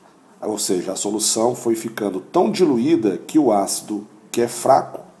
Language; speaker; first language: Portuguese; native; Portuguese